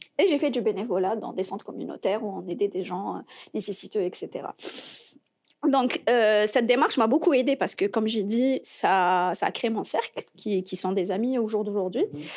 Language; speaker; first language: French; non-native, local second language; Arabic